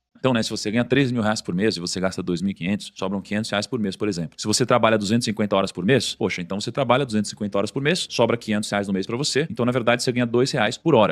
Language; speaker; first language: Portuguese; native; Portuguese